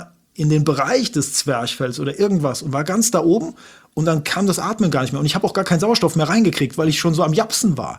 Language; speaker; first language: German; native; German